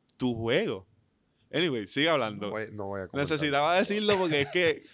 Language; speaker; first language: Spanish; non-native, fluent; Dutch